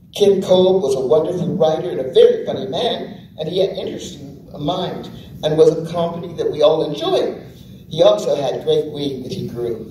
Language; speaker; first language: English; native; English